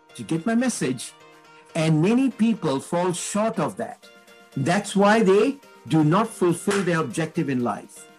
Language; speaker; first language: English; non-native, local second language; Tamil